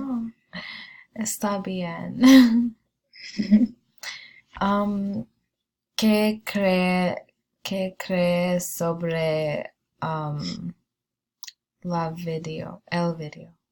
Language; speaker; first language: Spanish; non-native, learner; English